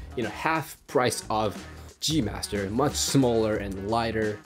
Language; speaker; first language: English; non-native, fluent; Japanese